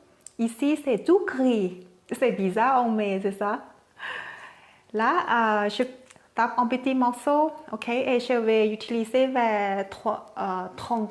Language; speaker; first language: French; non-native, learner; Thai